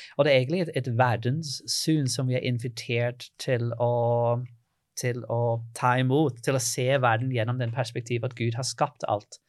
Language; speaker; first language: Norwegian; non-native, fluent; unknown